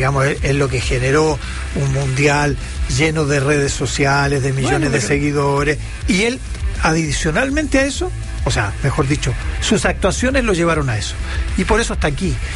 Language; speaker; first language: Spanish; native; Spanish